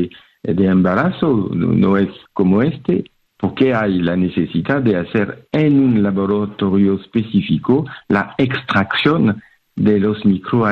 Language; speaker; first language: Spanish; non-native, fluent; French